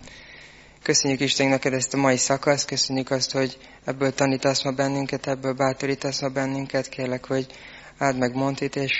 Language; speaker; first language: Hungarian; native; Hungarian